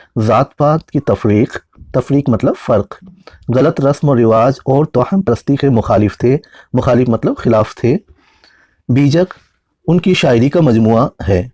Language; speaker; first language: Hindi; native; Hindi